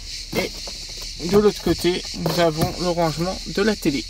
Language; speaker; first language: French; native; French